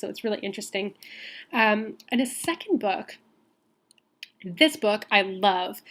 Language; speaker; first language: English; native; English